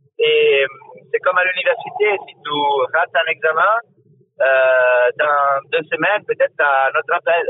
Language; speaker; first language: French; non-native, fluent; Italian